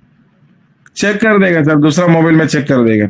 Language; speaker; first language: Hindi; non-native, local second language; Tamil